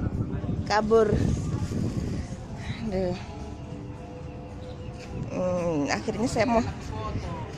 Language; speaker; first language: Indonesian; native; Indonesian